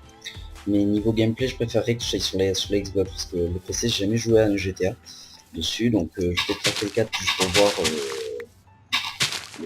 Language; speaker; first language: French; native; French